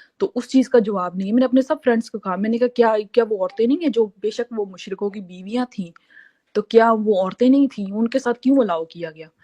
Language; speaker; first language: Urdu; native; Urdu